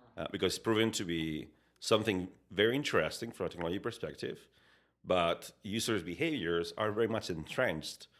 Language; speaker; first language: English; non-native, fluent; Spanish